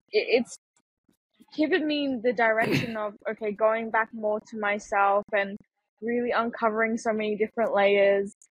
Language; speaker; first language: English; native; English